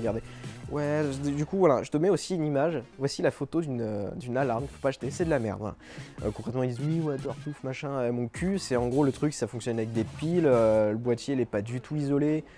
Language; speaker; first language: French; native; French